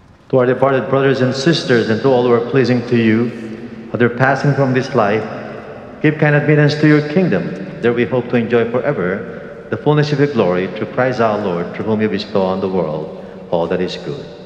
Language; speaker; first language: English; non-native, local second language; Pampanga